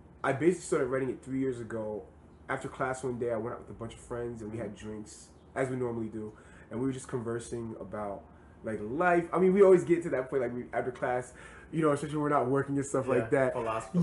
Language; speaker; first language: English; native; English